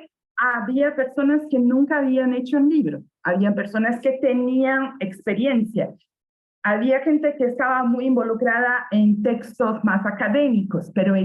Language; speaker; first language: Spanish; non-native, fluent; Portuguese